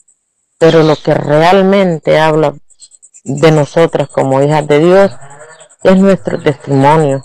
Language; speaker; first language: Spanish; native; Spanish